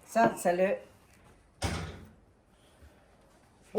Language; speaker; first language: French; non-native, local second language; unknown